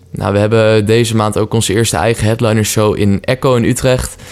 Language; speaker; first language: Dutch; native; Dutch